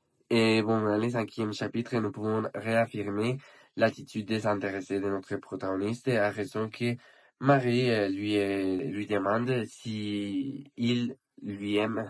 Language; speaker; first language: French; non-native, learner; Spanish